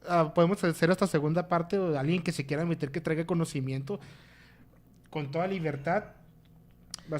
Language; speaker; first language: Spanish; native; Spanish